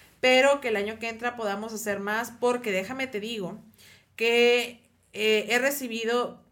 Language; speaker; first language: Spanish; native; Spanish